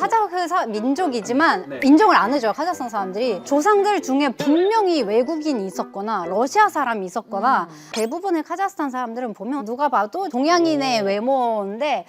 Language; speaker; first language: Korean; non-native, fluent; Kazakh